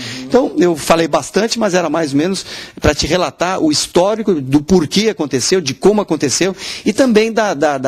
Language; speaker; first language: Portuguese; native; Portuguese